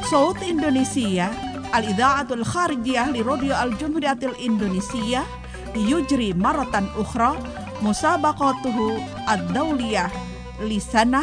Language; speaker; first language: Arabic; non-native, fluent; Indonesian